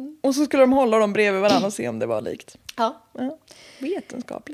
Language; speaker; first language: Swedish; native; Swedish